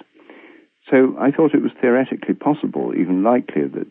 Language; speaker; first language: English; native; English